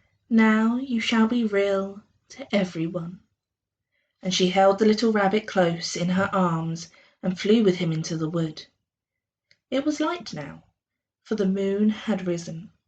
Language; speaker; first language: English; native; English